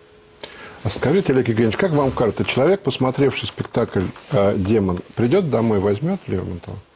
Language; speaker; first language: Russian; native; Russian